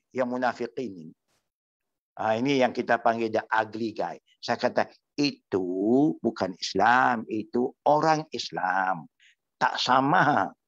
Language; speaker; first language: Malay; non-native, local second language; Chinese